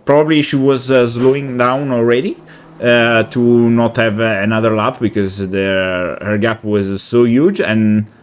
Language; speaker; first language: English; non-native, fluent; Italian